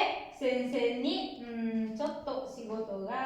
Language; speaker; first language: Japanese; non-native, learner; Vietnamese